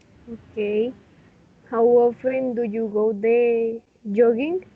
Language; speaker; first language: English; non-native, learner; Spanish